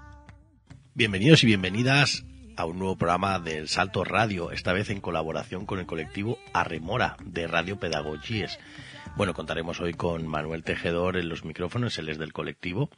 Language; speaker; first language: Spanish; native; Spanish